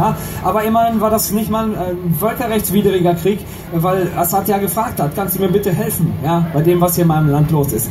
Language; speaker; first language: German; native; German